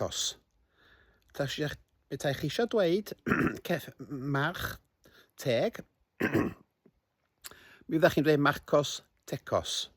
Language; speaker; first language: Welsh; native; Welsh